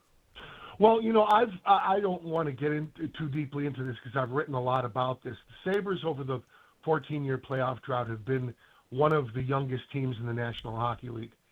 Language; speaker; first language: English; native; English